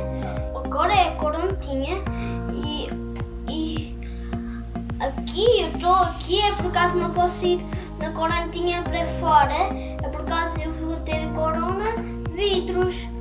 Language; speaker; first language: Portuguese; early bilingual, other home language; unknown